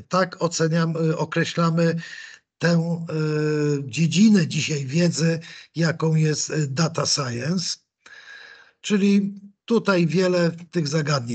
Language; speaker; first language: Polish; native; Polish